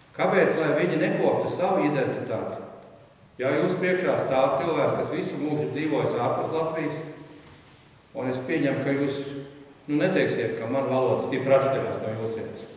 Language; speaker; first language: Latvian; native; Latvian